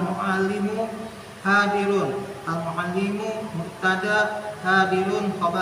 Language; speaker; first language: Arabic; non-native, learner; Indonesian